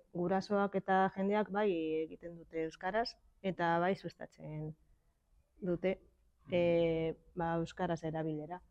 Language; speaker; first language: Basque; non-native, local second language; Spanish